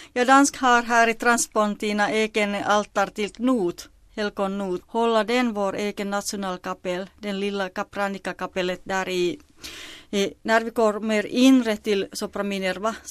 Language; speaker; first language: Swedish; non-native, local second language; Finnish